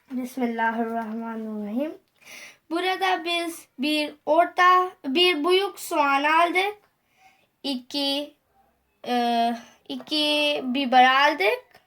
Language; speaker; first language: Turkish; non-native, learner; Hindi